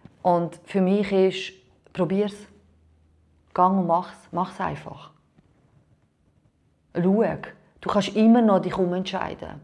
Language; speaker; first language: German; non-native, fluent; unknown